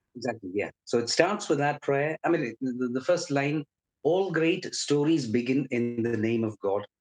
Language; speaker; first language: English; non-native, local second language; Malayalam